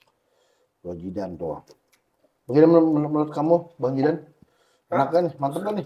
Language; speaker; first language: Indonesian; native; Indonesian